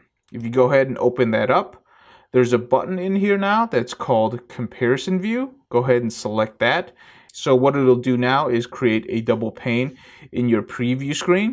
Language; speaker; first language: English; native; English